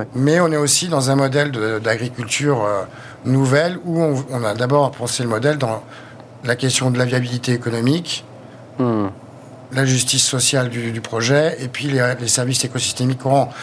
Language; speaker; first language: French; native; French